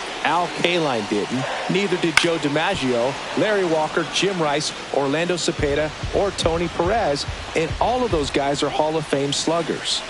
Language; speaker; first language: English; native; English